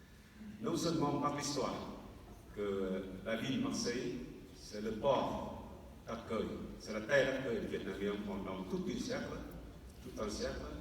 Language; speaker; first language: French; non-native, fluent; Vietnamese